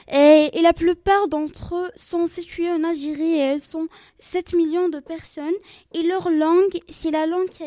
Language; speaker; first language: French; non-native, learner; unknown